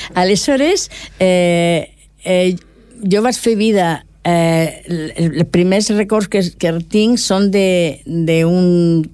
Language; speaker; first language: Catalan; non-native, local second language; Spanish